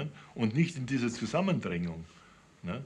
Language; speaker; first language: German; native; German